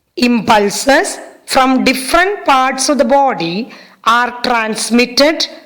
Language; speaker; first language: English; non-native, local second language; Malayalam